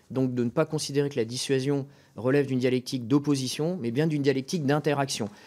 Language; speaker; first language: French; native; French